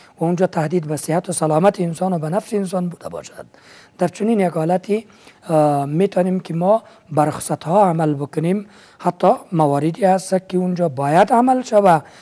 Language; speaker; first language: Persian; native; Persian